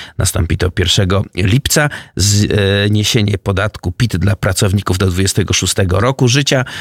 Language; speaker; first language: Polish; native; Polish